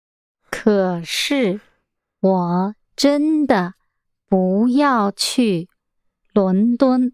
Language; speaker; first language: Chinese; non-native, learner; English